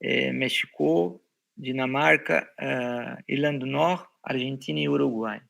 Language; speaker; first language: French; non-native, fluent; Portuguese